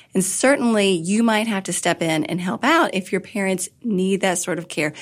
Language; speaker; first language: English; native; English